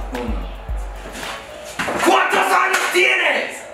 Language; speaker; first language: Spanish; non-native, learner; English